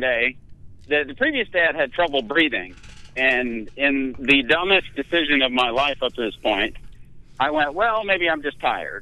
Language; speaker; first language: English; native; English